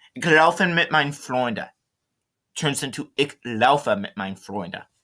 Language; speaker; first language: German; non-native, learner; English